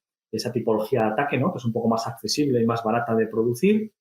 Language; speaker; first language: Spanish; native; Spanish